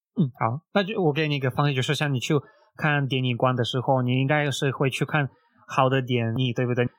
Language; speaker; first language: Chinese; non-native, fluent; Russian